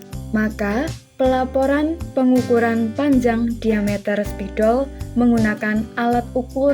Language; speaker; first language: Indonesian; native; Indonesian